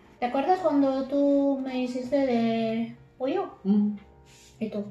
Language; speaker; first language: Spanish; non-native, learner; Indonesian